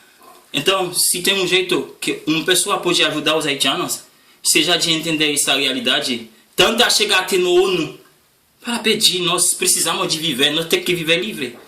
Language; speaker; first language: Portuguese; non-native, learner; Haitian Creole